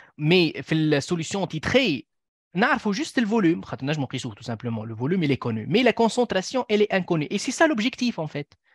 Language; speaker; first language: French; non-native, local second language; Arabic